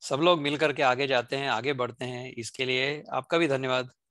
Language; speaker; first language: Hindi; non-native, local second language; Marathi